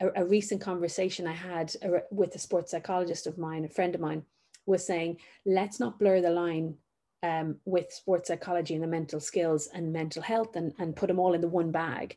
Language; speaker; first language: English; native; English